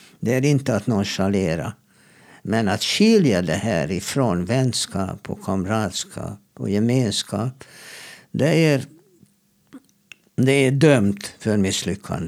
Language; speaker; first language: Swedish; non-native, fluent; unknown